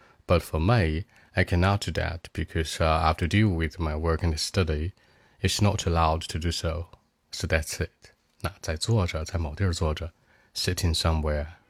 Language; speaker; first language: English; non-native, fluent; Chinese